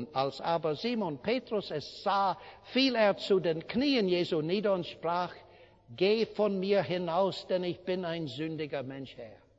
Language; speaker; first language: German; non-native, fluent; English